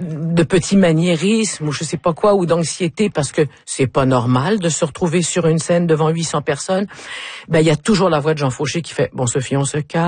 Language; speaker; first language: French; native; French